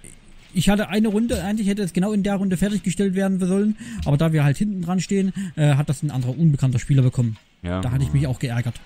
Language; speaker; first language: German; native; German